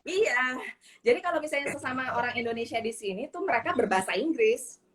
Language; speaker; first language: Indonesian; native; Indonesian